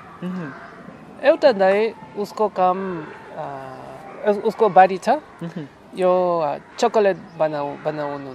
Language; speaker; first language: Nepali; non-native, learner; Spanish